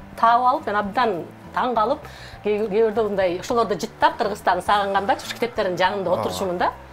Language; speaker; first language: Kyrgyz; native; Kyrgyz